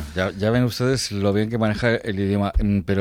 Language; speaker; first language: Spanish; native; Spanish